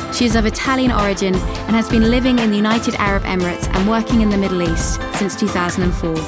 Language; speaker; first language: English; native; English